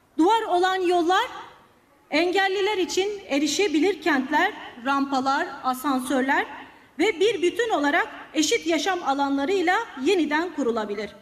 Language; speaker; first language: Turkish; non-native, local second language; Kurdish